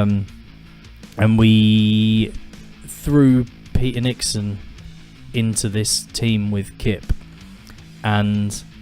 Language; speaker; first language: English; native; English